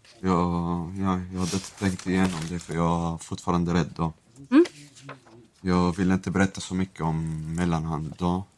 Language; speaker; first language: Swedish; non-native, fluent; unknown